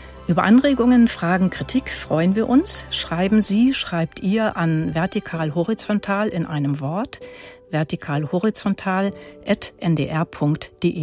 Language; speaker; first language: German; native; German